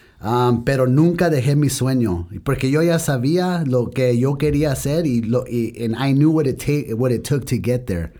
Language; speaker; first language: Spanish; early bilingual, heritage; Spanish